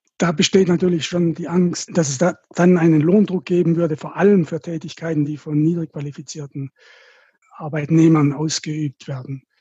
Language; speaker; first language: German; native; German